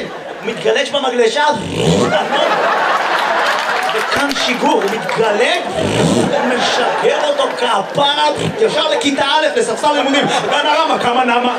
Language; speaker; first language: Hebrew; native; Hebrew